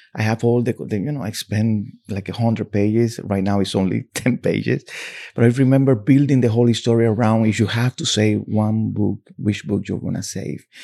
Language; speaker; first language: English; non-native, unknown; Spanish